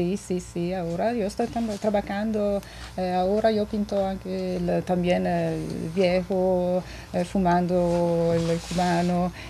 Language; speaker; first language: Spanish; non-native, learner; Italian